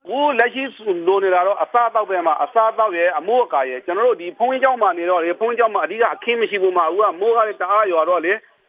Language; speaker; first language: Burmese; native; Burmese